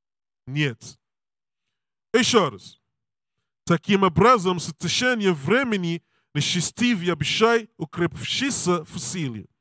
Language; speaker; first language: Russian; non-native, learner; English